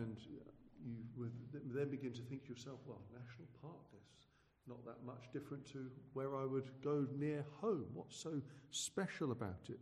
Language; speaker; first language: English; native; English